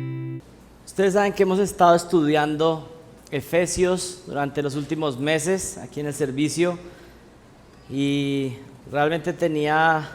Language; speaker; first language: Spanish; native; Spanish